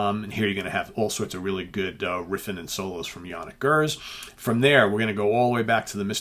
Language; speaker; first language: English; native; English